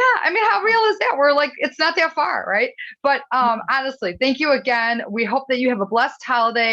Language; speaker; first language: English; native; English